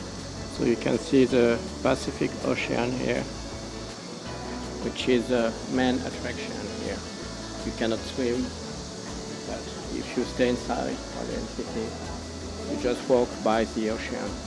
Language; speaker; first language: English; non-native, learner; French